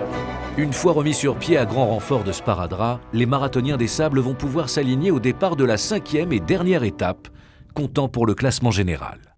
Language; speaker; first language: French; native; French